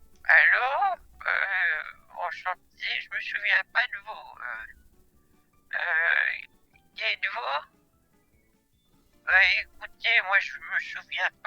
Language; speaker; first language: French; native; French